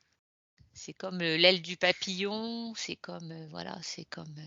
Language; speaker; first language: French; native; French